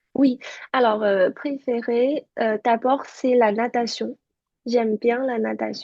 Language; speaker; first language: French; non-native, fluent; Chinese